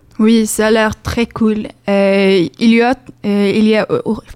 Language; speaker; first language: French; non-native, learner; Swedish